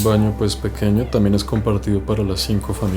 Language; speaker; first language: Spanish; native; Spanish